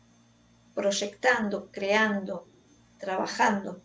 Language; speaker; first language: Spanish; native; Spanish